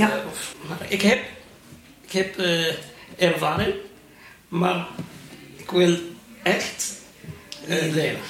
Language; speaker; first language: Dutch; non-native, learner; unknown